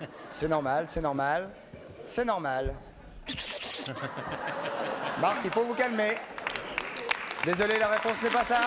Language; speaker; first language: French; native; French